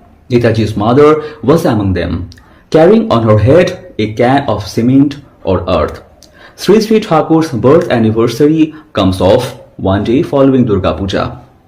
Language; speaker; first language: English; non-native, local second language; Bangla